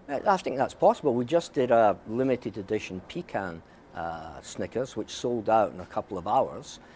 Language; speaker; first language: English; native; English